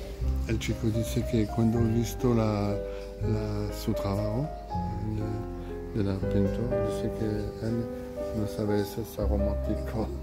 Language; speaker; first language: Spanish; non-native, learner; French